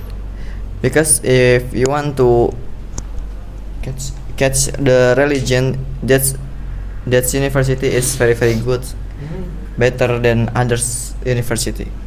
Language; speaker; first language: English; non-native, learner; Indonesian